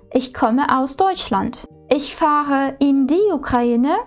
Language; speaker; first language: German; non-native, fluent; Ukrainian